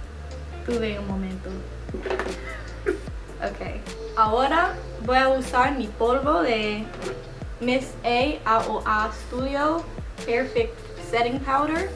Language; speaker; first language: Spanish; non-native, learner; English